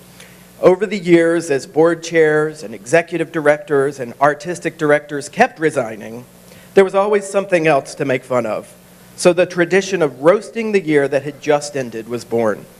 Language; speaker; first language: English; native; English